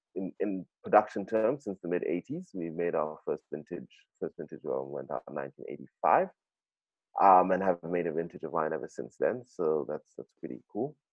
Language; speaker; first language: English; native; English